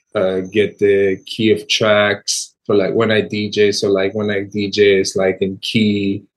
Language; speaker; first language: English; native; English